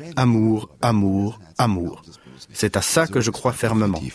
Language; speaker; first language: French; non-native, fluent; German